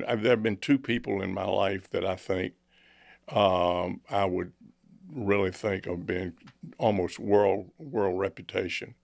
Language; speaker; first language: English; native; English